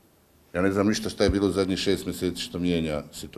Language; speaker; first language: Croatian; native; Croatian